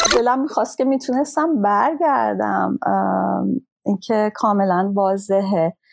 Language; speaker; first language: Persian; native; Persian